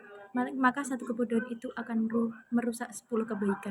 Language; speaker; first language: Indonesian; native; Indonesian